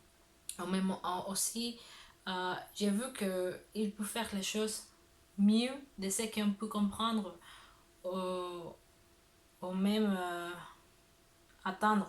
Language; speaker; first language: French; non-native, learner; Spanish